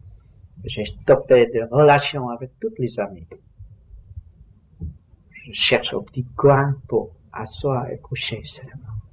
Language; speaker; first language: French; non-native, learner; Vietnamese